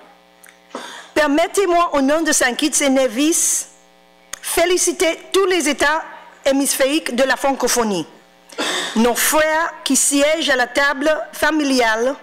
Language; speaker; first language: French; non-native, fluent; English